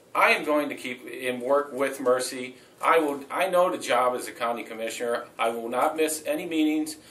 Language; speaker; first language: English; native; English